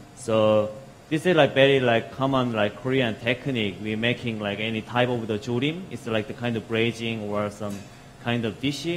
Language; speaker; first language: English; non-native, learner; Korean